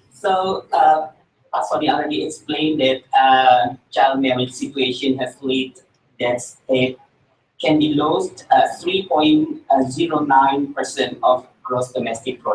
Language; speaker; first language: English; non-native, learner; Indonesian